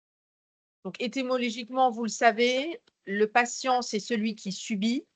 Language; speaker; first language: French; native; French